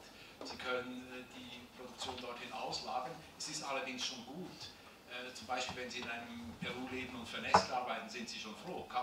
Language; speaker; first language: German; native; German